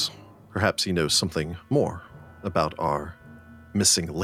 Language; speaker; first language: English; native; English